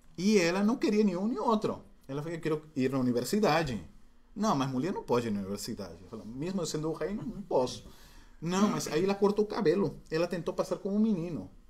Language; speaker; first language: Portuguese; non-native, fluent; Spanish